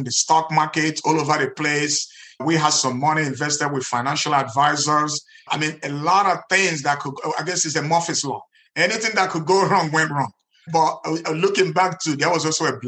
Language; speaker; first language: English; non-native, local second language; Igbo